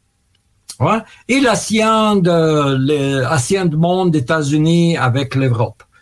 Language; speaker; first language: French; non-native, learner; Russian